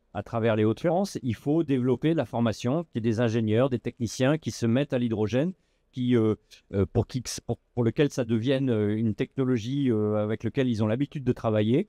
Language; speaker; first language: French; native; French